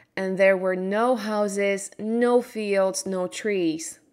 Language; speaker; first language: English; non-native, fluent; Slovak